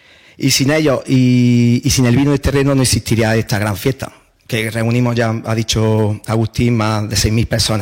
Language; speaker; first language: Spanish; native; Spanish